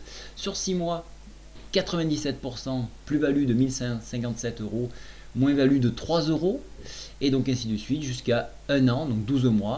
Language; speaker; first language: French; native; French